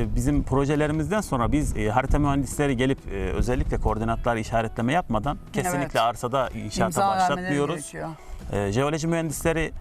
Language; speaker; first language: Turkish; native; Turkish